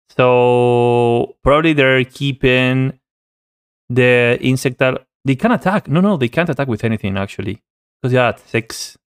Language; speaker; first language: English; non-native, fluent; Spanish